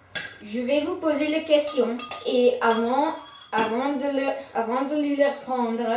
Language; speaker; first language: French; non-native, learner; English